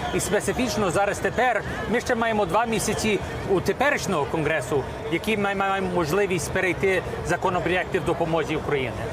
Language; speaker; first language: Ukrainian; early bilingual, heritage; Ukrainian